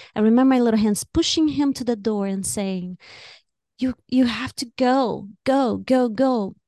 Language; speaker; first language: English; non-native, fluent; Portuguese